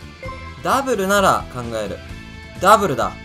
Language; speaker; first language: Japanese; native; Japanese